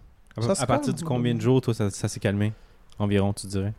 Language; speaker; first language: French; native; French